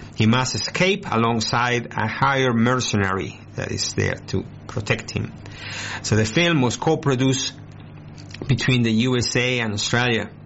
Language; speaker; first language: English; non-native, fluent; Spanish